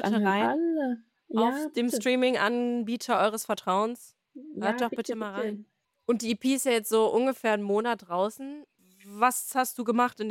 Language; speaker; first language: German; native; German